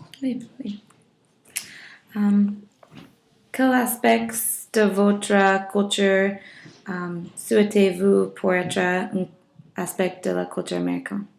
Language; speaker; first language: French; non-native, learner; English